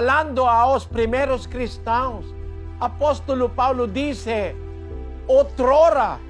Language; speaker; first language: Portuguese; non-native, local second language; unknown